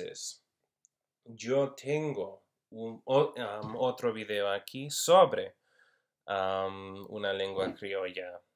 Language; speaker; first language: Spanish; non-native, fluent; English